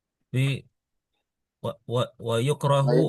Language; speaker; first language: Arabic; non-native, learner; Indonesian